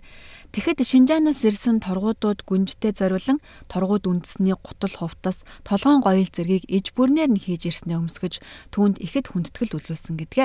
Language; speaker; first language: Mongolian; native; Mongolian